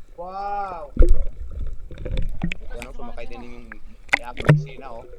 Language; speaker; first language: Filipino; native; Filipino